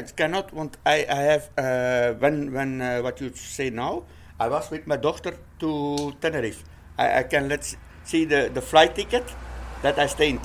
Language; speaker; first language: English; non-native, learner; Dutch